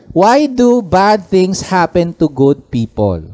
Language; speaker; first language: English; non-native, local second language; Filipino